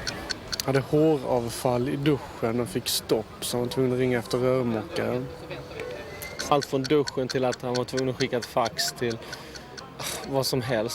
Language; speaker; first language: Swedish; native; Swedish